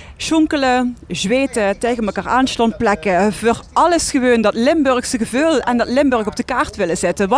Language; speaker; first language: Dutch; native; Dutch